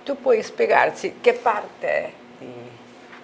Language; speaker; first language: Italian; non-native, fluent; Korean